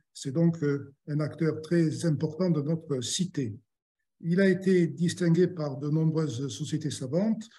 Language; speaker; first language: French; native; French